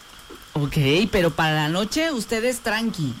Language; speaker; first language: Spanish; native; Spanish